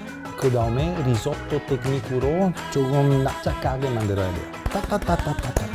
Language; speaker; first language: Korean; non-native, fluent; Italian